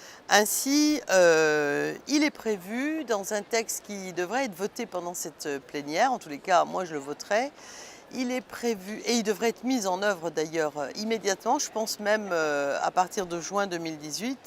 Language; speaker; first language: French; native; French